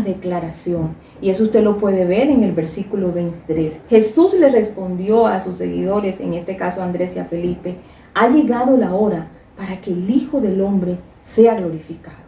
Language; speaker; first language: Spanish; native; Spanish